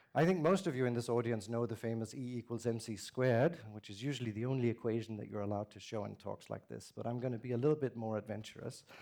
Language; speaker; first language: English; non-native, fluent; Danish